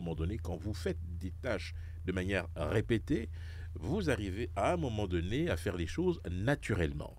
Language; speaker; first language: French; native; French